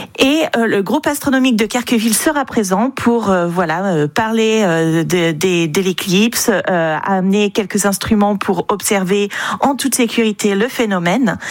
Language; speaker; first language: French; native; French